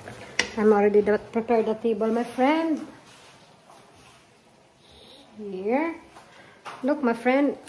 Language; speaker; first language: English; non-native, local second language; Filipino